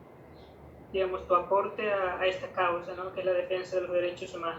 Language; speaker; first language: Spanish; native; Spanish